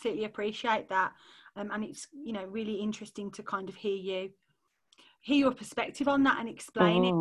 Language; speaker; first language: English; native; English